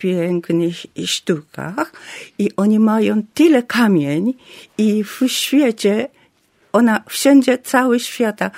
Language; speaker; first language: Polish; non-native, learner; Japanese